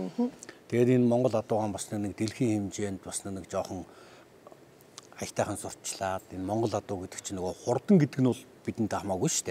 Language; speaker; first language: Mongolian; native; Mongolian